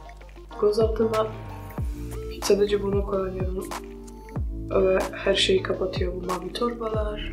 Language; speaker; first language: Turkish; non-native, fluent; Polish